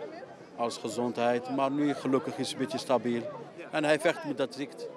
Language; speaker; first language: Dutch; non-native, learner; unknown